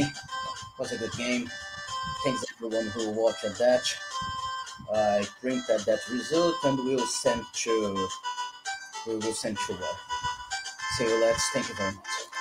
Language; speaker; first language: English; non-native, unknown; Portuguese